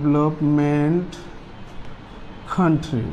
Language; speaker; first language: English; non-native, local second language; Bangla